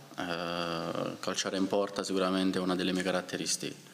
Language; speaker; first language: Italian; native; Italian